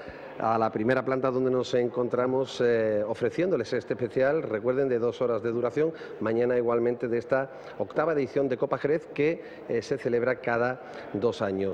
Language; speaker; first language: Spanish; native; Spanish